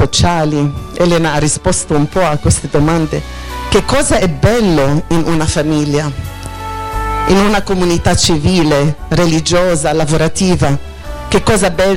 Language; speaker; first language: Italian; non-native, fluent; Arabic